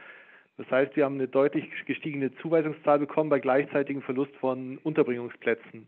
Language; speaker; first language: German; native; German